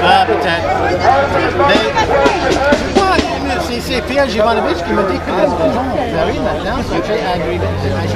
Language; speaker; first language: French; non-native, learner; English